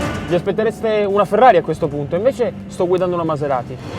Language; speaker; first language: Italian; native; Italian